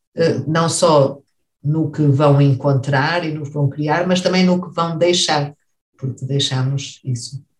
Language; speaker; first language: Portuguese; native; Portuguese